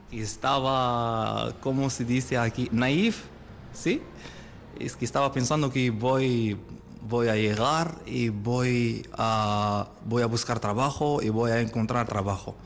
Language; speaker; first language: Spanish; non-native, learner; Arabic